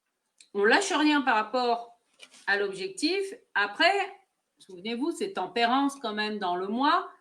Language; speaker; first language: French; native; French